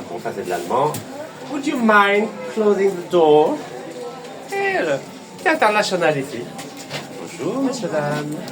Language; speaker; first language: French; early bilingual, other home language; Arabic